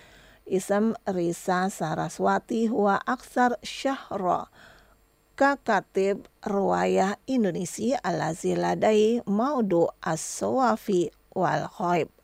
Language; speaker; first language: Arabic; non-native, fluent; Indonesian